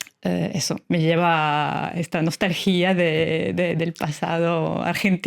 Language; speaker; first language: Spanish; non-native, fluent; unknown